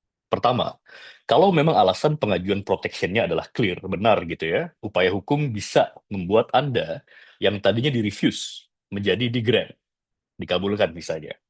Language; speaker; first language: Indonesian; native; Indonesian